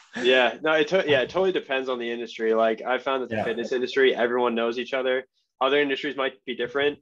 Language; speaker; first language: English; native; English